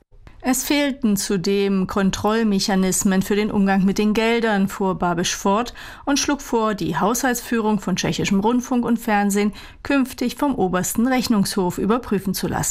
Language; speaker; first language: German; native; German